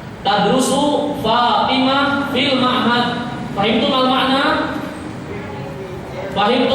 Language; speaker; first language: Arabic; non-native, fluent; Indonesian